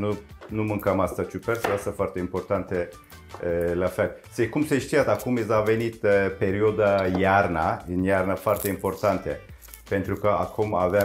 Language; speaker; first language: Romanian; non-native, learner; Turkish